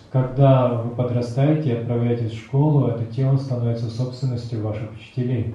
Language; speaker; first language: Russian; native; Russian